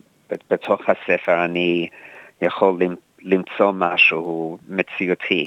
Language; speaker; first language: Hebrew; non-native, fluent; English